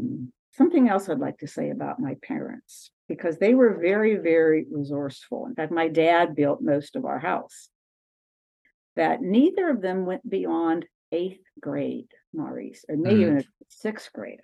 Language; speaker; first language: English; native; English